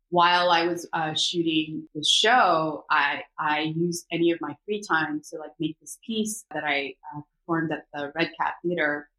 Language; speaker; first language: English; early bilingual, other home language; Korean